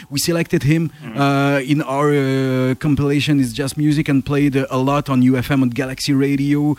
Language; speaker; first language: English; non-native, learner; French